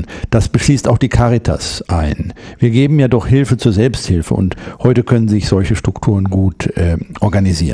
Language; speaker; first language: German; native; German